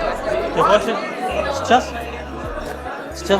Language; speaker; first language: Russian; non-native, learner; Arabic